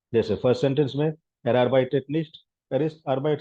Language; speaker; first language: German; non-native, fluent; Hindi